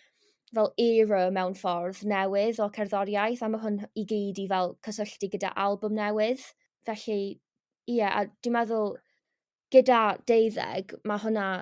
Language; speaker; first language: Welsh; non-native, local second language; English